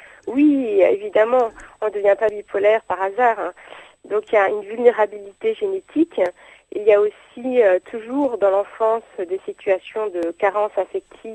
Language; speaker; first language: French; native; French